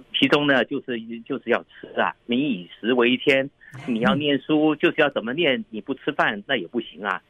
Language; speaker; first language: Chinese; native; Chinese